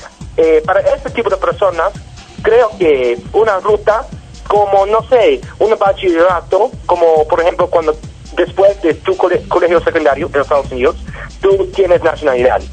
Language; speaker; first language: Spanish; non-native, learner; English